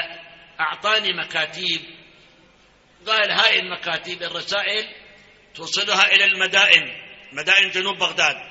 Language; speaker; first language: Arabic; native; Arabic